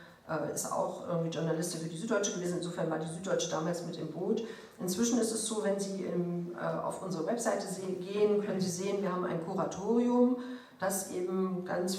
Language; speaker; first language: German; native; German